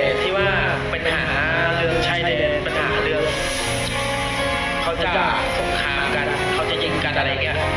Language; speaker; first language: Thai; non-native, fluent; Khmer